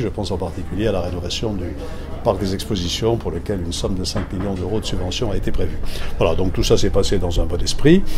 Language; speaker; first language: French; native; French